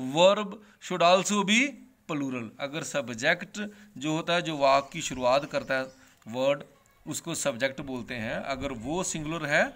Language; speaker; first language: Hindi; non-native, local second language; Punjabi